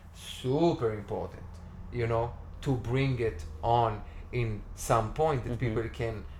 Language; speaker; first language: English; non-native, fluent; Hebrew